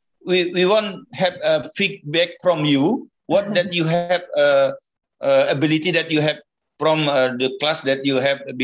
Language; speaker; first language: English; non-native, learner; Indonesian